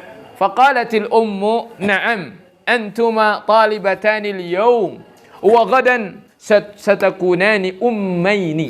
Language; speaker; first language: Arabic; non-native, fluent; Indonesian